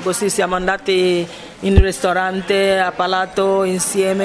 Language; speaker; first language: Italian; non-native, fluent; Ibibio